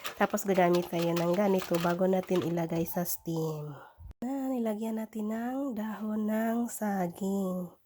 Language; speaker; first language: Filipino; non-native, local second language; Cebuano